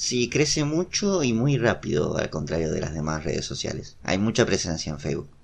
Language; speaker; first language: Spanish; native; Spanish